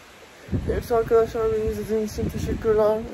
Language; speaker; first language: Turkish; native; Turkish